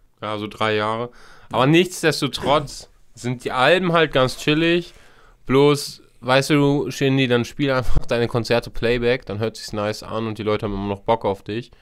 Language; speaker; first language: German; native; German